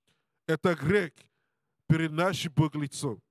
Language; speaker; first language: Russian; non-native, learner; Portuguese